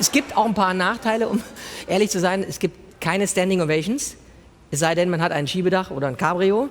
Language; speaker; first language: German; native; German